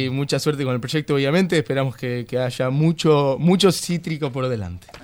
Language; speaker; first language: Spanish; native; Spanish